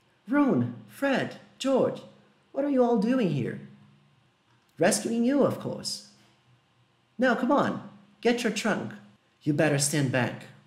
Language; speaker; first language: English; non-native, fluent; Portuguese